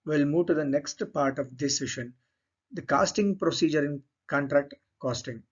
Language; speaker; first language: English; non-native, local second language; Kannada